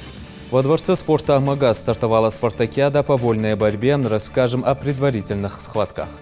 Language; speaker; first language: Russian; native; Russian